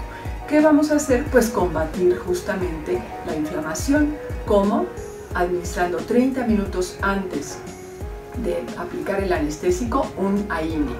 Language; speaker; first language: Spanish; native; Spanish